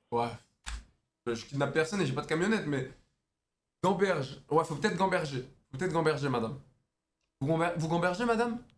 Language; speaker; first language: French; native; French